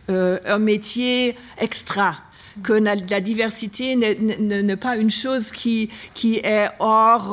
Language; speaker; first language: French; non-native, learner; German